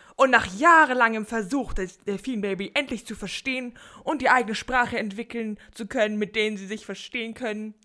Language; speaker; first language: German; native; German